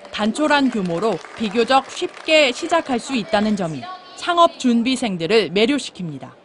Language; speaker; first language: Korean; native; Korean